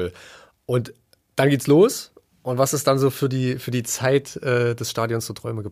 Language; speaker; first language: German; native; German